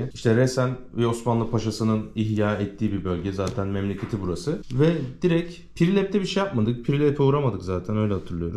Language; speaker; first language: Turkish; native; Turkish